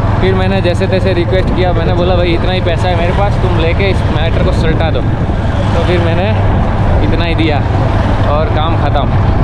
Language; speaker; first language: Hindi; native; Hindi